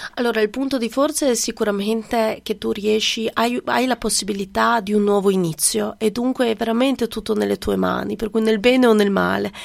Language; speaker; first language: Italian; non-native, fluent; Serbian